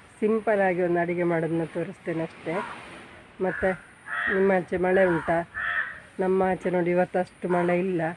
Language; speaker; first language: Kannada; non-native, local second language; Tulu